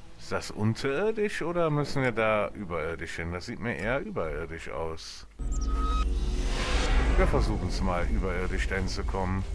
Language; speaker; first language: German; native; German